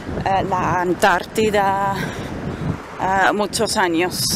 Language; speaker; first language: Spanish; non-native, fluent; German